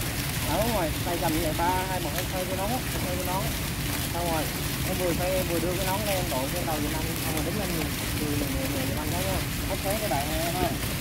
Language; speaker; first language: Vietnamese; native; Vietnamese